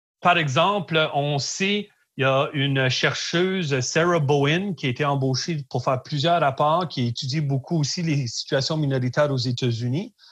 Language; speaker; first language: French; native; French